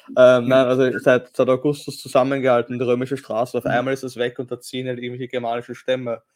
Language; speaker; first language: German; native; German